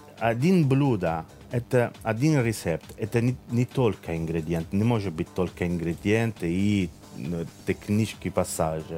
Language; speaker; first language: Russian; non-native, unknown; Italian